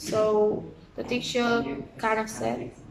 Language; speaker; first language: English; non-native, learner; Vietnamese